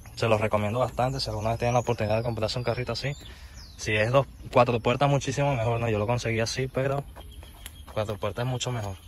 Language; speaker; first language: Spanish; native; Spanish